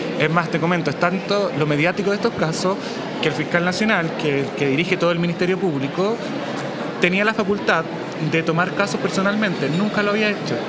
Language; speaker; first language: Spanish; native; Spanish